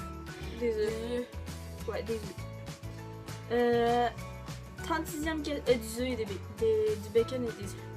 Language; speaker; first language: French; native; French